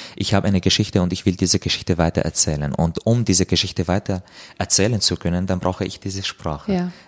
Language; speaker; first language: German; non-native, fluent; Arabic